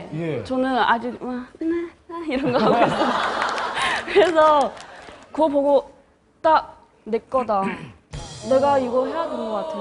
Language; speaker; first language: Korean; non-native, fluent; Chinese